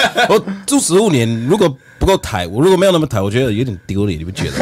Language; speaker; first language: Chinese; non-native, fluent; English